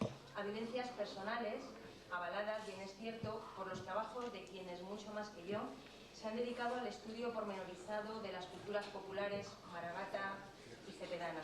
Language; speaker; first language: Spanish; native; Spanish